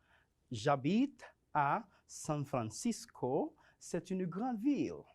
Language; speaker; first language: French; non-native, fluent; Spanish